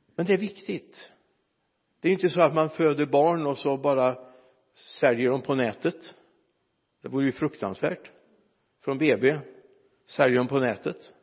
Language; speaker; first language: Swedish; native; Swedish